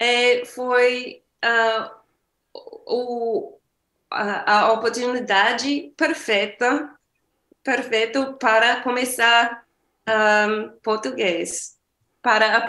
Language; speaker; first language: Portuguese; non-native, learner; English